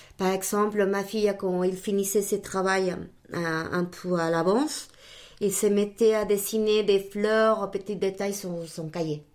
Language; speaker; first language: French; non-native, fluent; Spanish